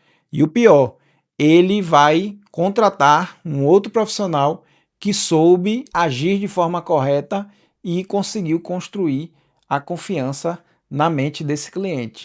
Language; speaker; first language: Portuguese; native; Portuguese